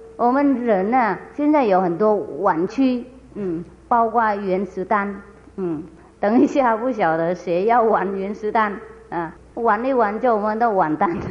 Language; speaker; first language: Chinese; non-native, fluent; Vietnamese